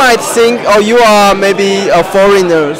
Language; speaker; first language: English; non-native, fluent; Chinese